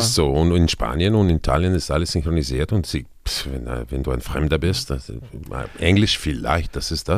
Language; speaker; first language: German; non-native, fluent; Spanish